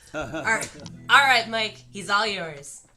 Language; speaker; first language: English; native; English